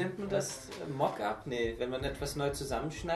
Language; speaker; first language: German; native; German